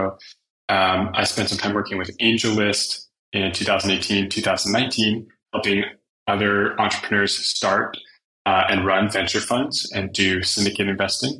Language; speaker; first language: English; native; English